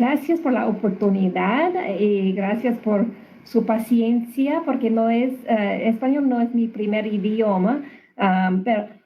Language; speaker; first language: Spanish; non-native, learner; English